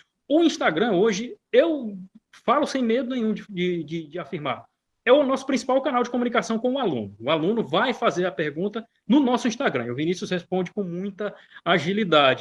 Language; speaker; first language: Portuguese; native; Portuguese